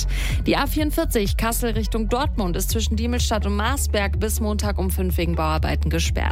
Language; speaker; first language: German; native; German